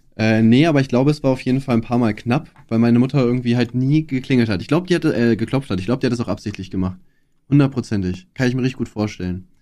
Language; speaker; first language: German; native; German